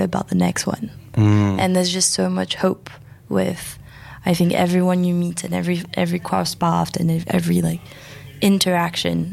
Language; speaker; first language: English; non-native, fluent; French